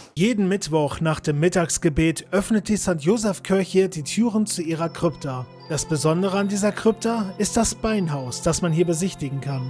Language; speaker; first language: German; native; German